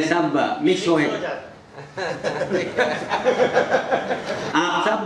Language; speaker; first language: Hindi; non-native, learner; English